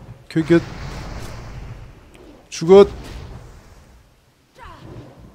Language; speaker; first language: Korean; native; Korean